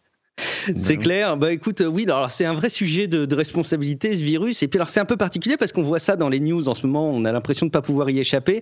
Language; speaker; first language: French; native; French